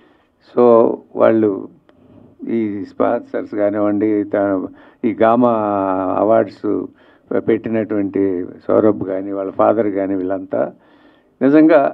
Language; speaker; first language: Telugu; native; Telugu